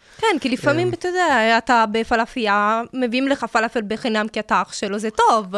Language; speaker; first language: Hebrew; non-native, fluent; Italian